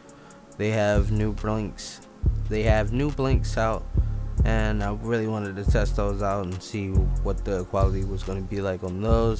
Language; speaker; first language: English; native; English